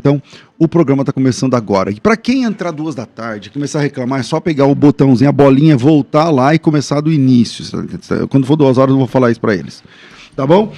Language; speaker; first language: Portuguese; native; Portuguese